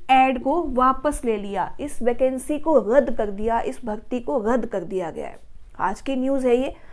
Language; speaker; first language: Hindi; native; Hindi